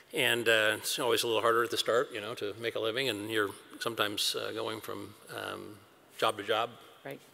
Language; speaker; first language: English; native; English